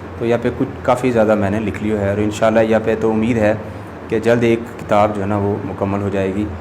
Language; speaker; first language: Urdu; non-native, local second language; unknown